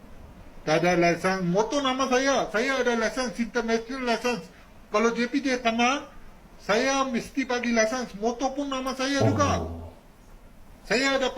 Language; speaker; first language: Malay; non-native, learner; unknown